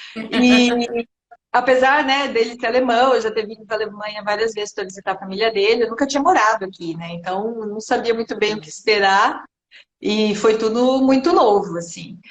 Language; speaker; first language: Portuguese; native; Portuguese